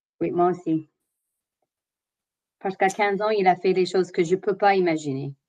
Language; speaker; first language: French; non-native, fluent; English